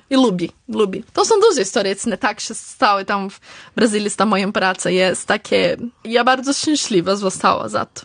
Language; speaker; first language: Polish; early bilingual, heritage; Polish